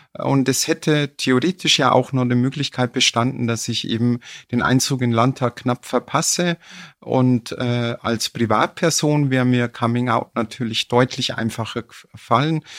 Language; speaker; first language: German; native; German